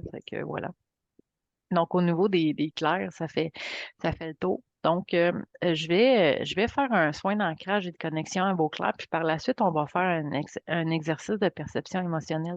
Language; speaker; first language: French; native; French